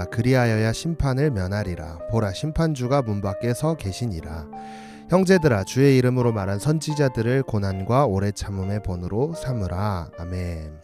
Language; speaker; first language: Korean; native; Korean